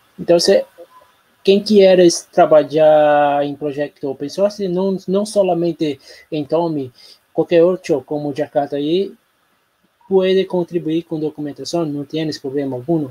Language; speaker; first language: Spanish; non-native, learner; Portuguese